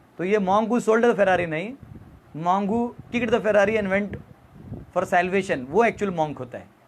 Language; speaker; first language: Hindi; non-native, local second language; Marathi